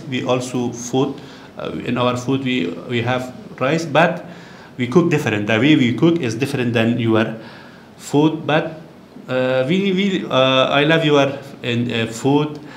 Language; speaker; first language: English; non-native, learner; Persian